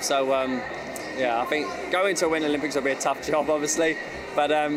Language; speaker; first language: English; native; English